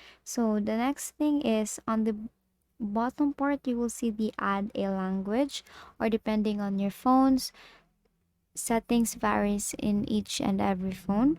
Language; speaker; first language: English; non-native, local second language; Filipino